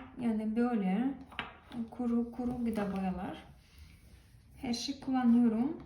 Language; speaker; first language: Turkish; non-native, learner; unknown